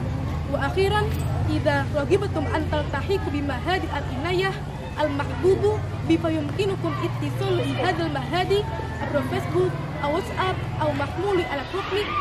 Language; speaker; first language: Arabic; non-native, learner; Indonesian